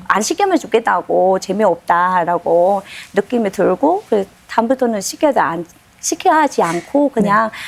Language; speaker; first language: Korean; non-native, fluent; Vietnamese